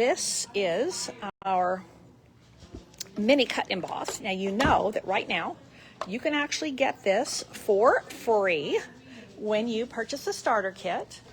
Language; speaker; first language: English; native; English